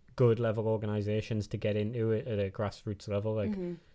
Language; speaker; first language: English; native; English